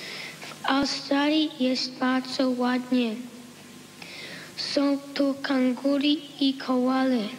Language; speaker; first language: Polish; early bilingual, heritage; Polish